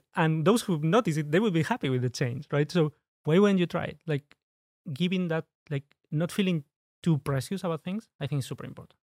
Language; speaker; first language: English; non-native, fluent; Spanish